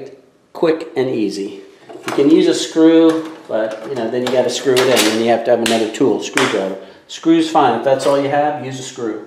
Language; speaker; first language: English; native; English